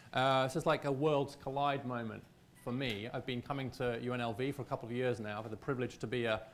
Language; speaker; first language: English; native; English